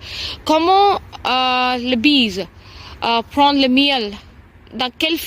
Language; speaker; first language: French; non-native, learner; Tamil